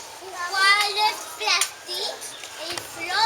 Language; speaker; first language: French; non-native, learner; Spanish